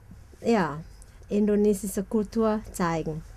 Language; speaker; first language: German; non-native, fluent; Indonesian